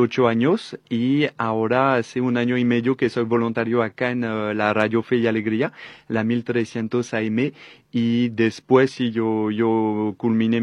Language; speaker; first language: Spanish; non-native, fluent; French